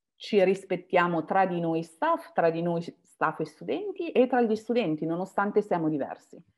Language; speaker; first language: Italian; native; Italian